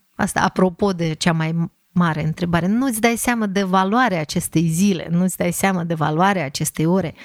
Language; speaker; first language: Romanian; non-native, fluent; Russian